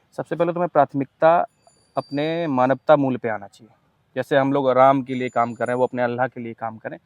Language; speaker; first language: Hindi; native; Hindi